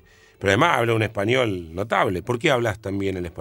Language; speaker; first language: Spanish; native; Spanish